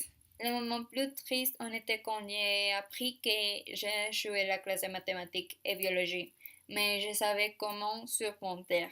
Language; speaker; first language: French; non-native, learner; Spanish